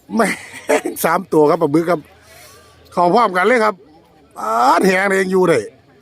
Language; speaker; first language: Thai; native; Thai